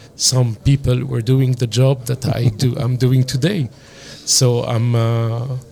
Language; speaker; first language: English; non-native, fluent; French